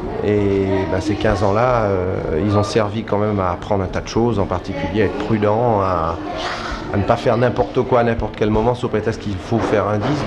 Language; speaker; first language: French; native; French